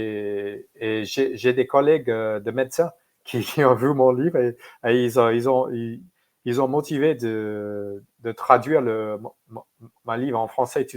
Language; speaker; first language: French; non-native, fluent; English